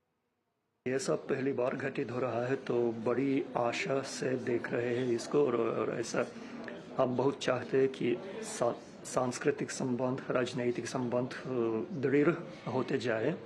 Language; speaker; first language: Hindi; non-native, fluent; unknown